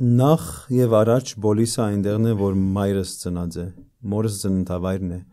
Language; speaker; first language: Armenian; early bilingual, heritage; Armenian